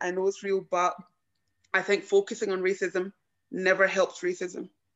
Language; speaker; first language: English; native; English